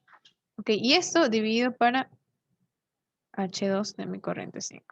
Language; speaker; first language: Spanish; native; Spanish